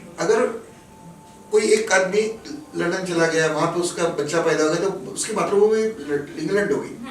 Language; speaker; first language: Hindi; non-native, local second language; Marathi